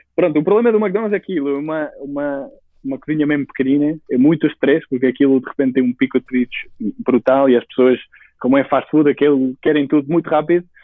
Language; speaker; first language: Portuguese; non-native, fluent; Spanish